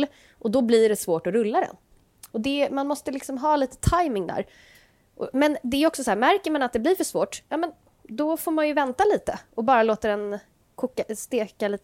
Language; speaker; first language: Swedish; native; Swedish